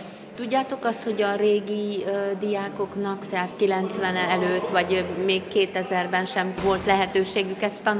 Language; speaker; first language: Hungarian; native; Hungarian